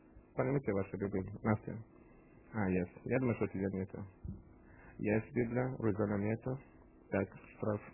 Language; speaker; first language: Russian; non-native, fluent; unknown